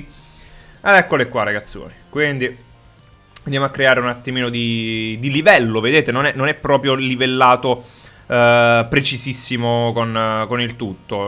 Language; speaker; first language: Italian; native; Italian